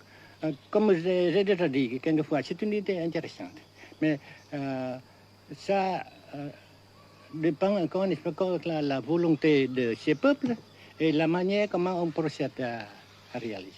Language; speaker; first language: French; non-native, fluent; Vietnamese